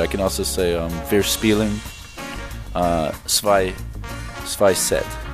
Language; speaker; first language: German; non-native, learner; English